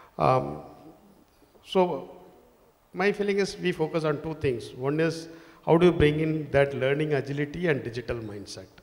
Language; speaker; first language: English; non-native, local second language; Tamil